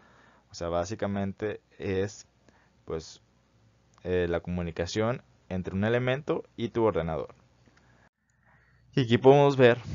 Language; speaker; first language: Spanish; native; Spanish